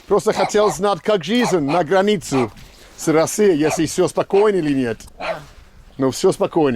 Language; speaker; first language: Russian; non-native, learner; English